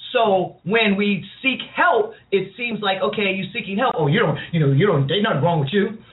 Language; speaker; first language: English; native; English